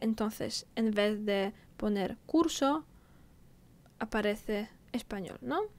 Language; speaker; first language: Spanish; non-native, fluent; Polish